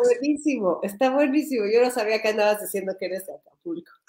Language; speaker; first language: Spanish; native; Spanish